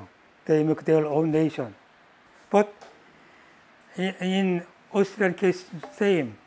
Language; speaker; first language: English; non-native, learner; Korean